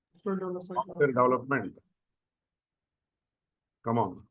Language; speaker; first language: English; non-native, local second language; Telugu